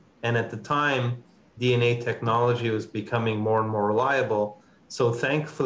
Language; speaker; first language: English; native; English